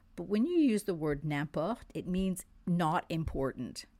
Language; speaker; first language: English; non-native, fluent; French